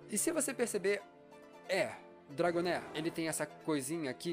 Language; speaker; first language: Portuguese; native; Portuguese